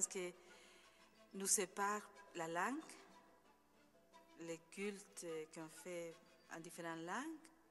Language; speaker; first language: French; non-native, fluent; Spanish